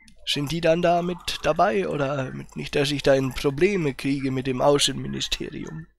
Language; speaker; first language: German; native; German